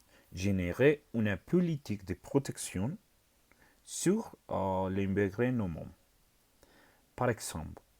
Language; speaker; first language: French; non-native, learner; Spanish